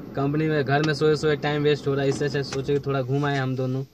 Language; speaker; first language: Hindi; native; Hindi